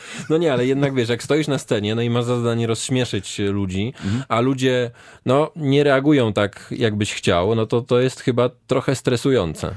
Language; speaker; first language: Polish; native; Polish